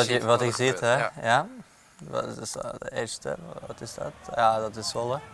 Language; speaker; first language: Dutch; non-native, fluent; Norwegian